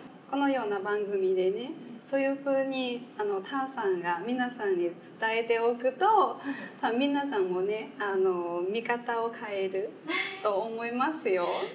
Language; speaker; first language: Japanese; non-native, fluent; Vietnamese